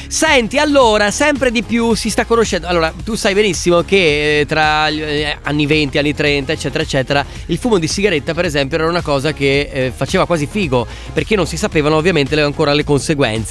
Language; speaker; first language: Italian; native; Italian